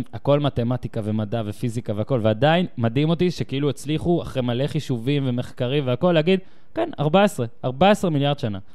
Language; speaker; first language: Hebrew; native; Hebrew